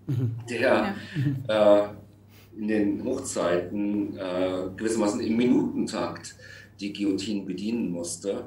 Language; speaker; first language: German; native; German